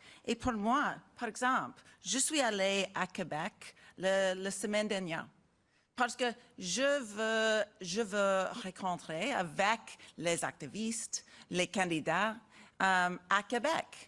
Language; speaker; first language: French; non-native, learner; English